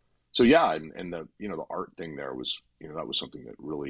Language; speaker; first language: English; native; English